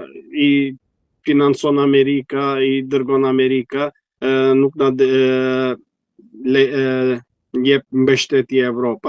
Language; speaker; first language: Albanian; non-native, fluent; Turkish